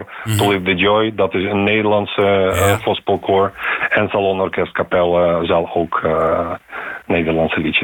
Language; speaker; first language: Dutch; non-native, fluent; Ukrainian